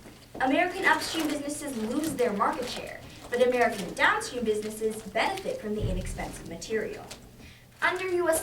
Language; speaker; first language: English; native; English